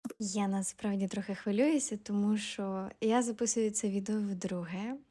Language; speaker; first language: Ukrainian; native; Ukrainian